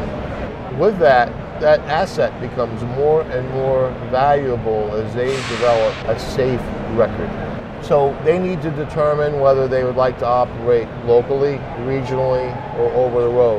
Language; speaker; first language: English; native; English